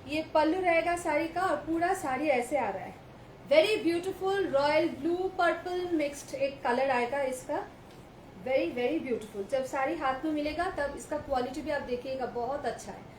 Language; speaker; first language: Hindi; non-native, local second language; Bangla